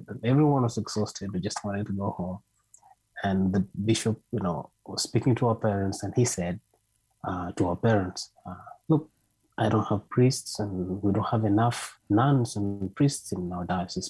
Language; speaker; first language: English; non-native, local second language; Luyia